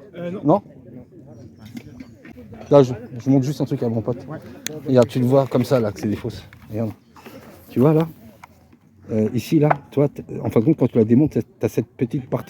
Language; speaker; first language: French; native; French